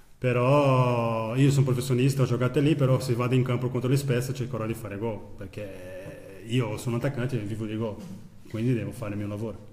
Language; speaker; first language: Italian; non-native, fluent; Portuguese